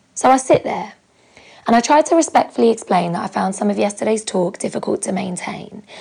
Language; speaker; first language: English; native; English